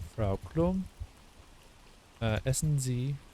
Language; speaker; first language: German; non-native, learner; English